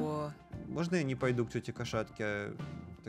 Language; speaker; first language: Russian; native; Russian